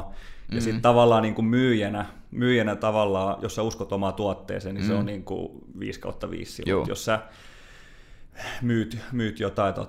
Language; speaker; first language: Finnish; native; Finnish